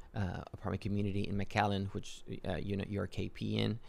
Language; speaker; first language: English; non-native, fluent; Spanish